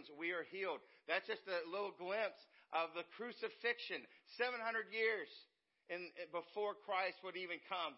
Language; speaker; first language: English; native; English